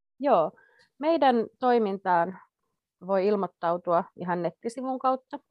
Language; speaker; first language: Finnish; native; Finnish